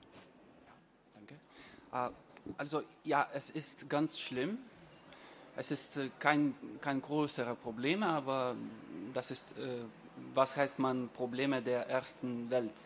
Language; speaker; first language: German; non-native, learner; Lithuanian